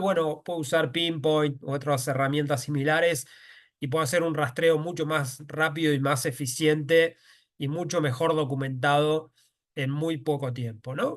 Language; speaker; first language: Spanish; native; Spanish